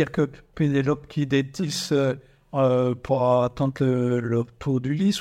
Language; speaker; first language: French; native; French